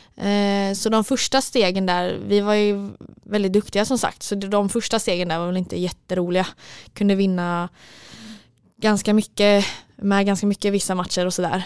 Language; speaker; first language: Swedish; native; Swedish